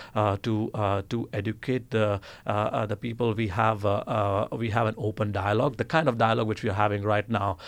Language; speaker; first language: English; non-native, local second language; Gujarati